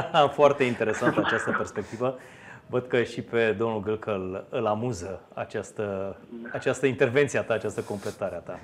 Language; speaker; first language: Romanian; native; Romanian